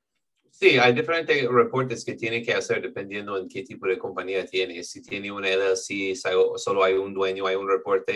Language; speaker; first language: Spanish; non-native, fluent; English